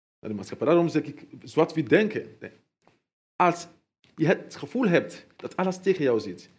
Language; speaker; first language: Dutch; non-native, fluent; Mandingo